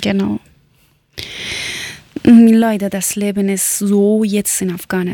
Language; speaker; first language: German; non-native, local second language; Persian